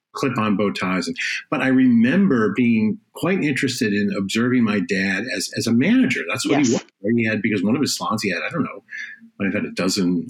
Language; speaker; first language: English; native; English